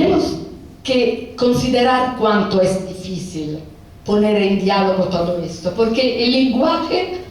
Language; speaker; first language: Spanish; non-native, fluent; Italian